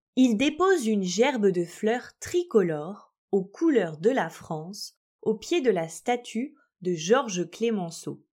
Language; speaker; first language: French; native; French